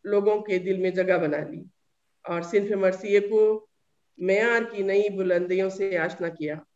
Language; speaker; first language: Urdu; native; Urdu